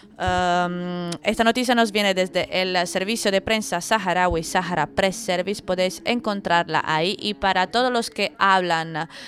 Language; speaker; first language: Spanish; non-native, fluent; Italian